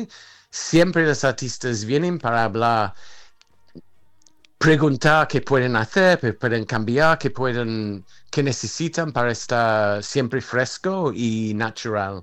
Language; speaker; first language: Spanish; non-native, fluent; English